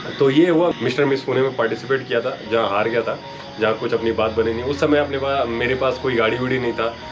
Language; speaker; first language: Hindi; non-native, local second language; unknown